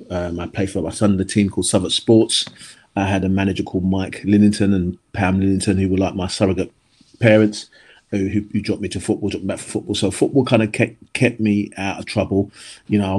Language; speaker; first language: English; native; English